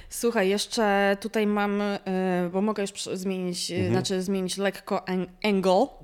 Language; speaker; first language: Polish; native; Polish